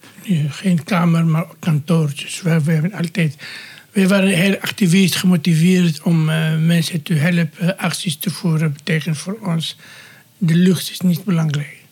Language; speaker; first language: Dutch; non-native, learner; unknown